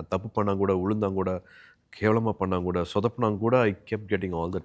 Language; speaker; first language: Tamil; native; Tamil